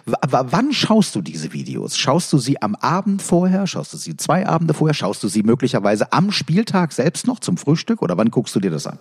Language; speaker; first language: German; native; German